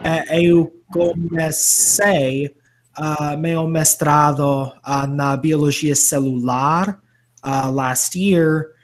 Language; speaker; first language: Portuguese; non-native, learner; English